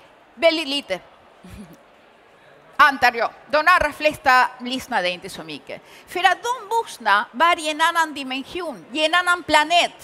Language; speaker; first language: Swedish; early bilingual, other home language; Spanish